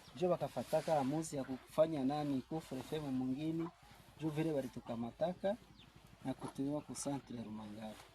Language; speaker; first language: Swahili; native; Swahili